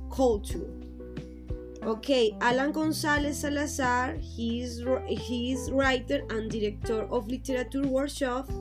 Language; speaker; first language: English; non-native, learner; Spanish